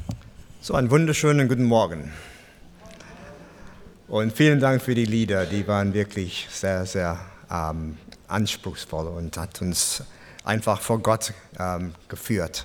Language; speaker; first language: German; non-native, fluent; English